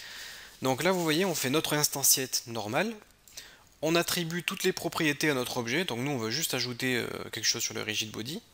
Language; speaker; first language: French; native; French